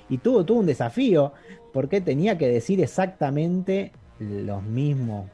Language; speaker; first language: Spanish; native; Spanish